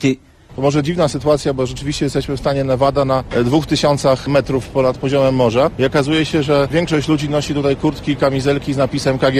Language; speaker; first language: Polish; native; Polish